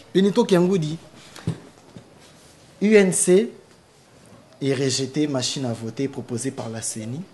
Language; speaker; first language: French; non-native, local second language; Lingala